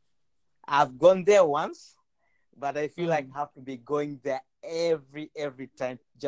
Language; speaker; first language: English; non-native, local second language; Swahili